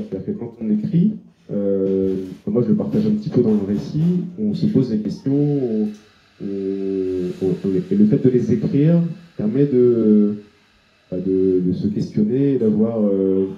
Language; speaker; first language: French; native; French